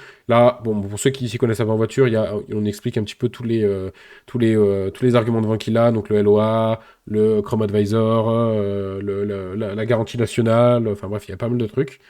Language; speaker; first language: French; native; French